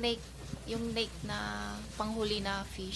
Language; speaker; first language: Filipino; non-native, learner; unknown